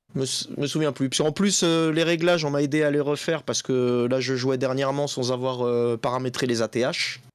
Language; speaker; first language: French; native; French